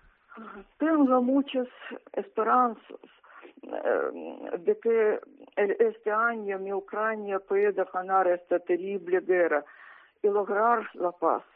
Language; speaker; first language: Spanish; non-native, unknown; Ukrainian